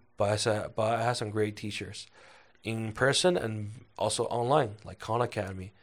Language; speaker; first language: English; early bilingual, other home language; Chinese